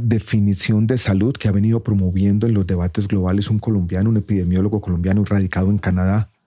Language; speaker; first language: Spanish; native; Spanish